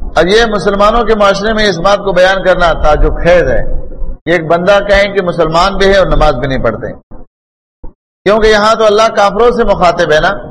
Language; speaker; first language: Urdu; non-native, local second language; Pashto